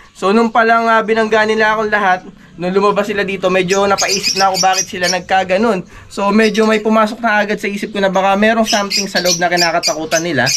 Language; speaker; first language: Filipino; non-native, local second language; Pampanga